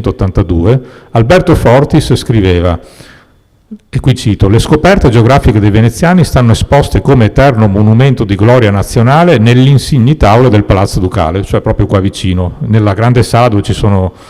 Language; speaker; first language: Italian; native; Italian